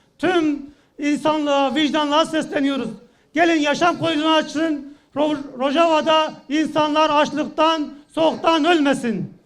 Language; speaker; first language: Turkish; non-native, local second language; Kurdish